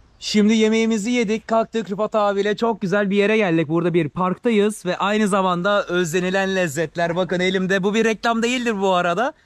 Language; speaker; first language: Turkish; native; Turkish